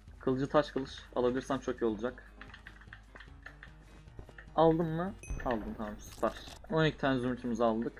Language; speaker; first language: Turkish; native; Turkish